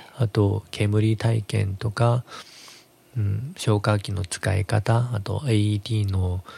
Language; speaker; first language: Japanese; non-native, fluent; Korean